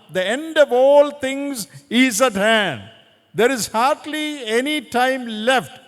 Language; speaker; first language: English; non-native, local second language; Malayalam